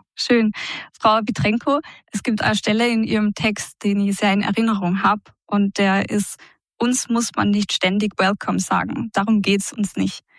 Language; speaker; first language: German; native; German